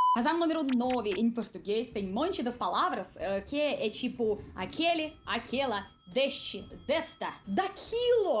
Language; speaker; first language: Portuguese; non-native, fluent; Russian